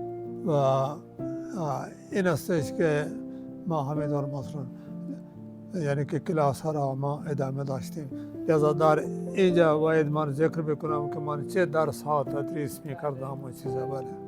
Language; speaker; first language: Persian; non-native, fluent; Urdu